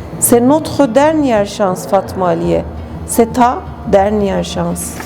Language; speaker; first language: French; non-native, fluent; Turkish